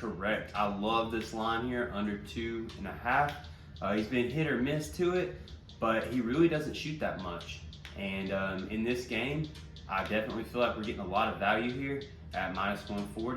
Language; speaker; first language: English; native; English